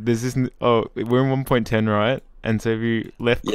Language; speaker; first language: English; native; English